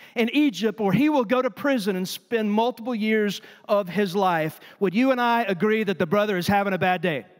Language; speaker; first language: English; native; English